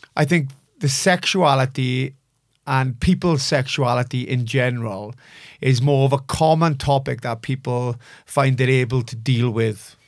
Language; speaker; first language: English; native; English